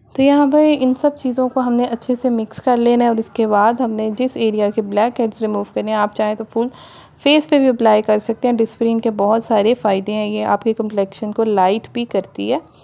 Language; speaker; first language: Hindi; native; Hindi